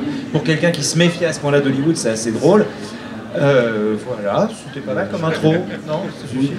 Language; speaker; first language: French; native; French